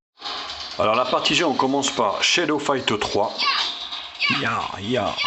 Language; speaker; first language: French; native; French